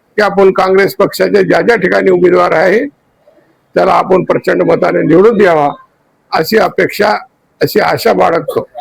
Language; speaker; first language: Marathi; native; Marathi